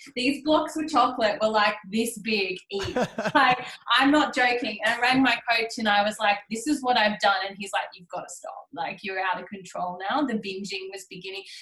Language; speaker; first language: English; native; English